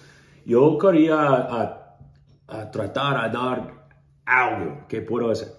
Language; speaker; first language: Spanish; non-native, learner; English